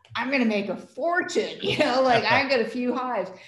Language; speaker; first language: English; native; English